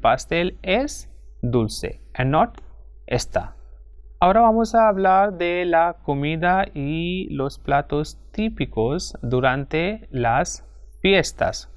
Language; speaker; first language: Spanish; non-native, fluent; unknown